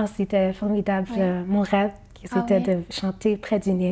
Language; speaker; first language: French; non-native, fluent; Arabic